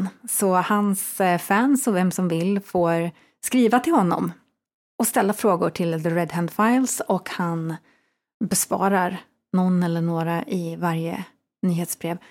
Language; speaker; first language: Swedish; native; Swedish